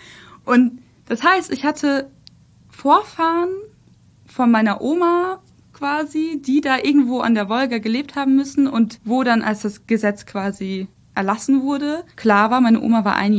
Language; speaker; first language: German; early bilingual, other home language; Russian